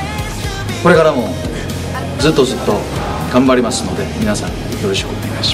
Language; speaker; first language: Japanese; non-native, fluent; Korean